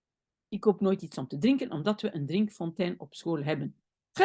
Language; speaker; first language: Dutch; non-native, fluent; French